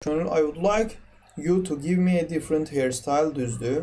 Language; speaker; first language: English; non-native, fluent; Azerbaijani